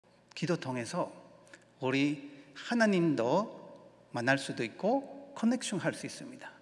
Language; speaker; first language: Korean; non-native, learner; Spanish